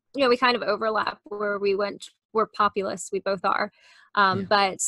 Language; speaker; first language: English; native; English